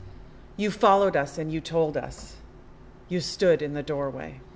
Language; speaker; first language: English; native; English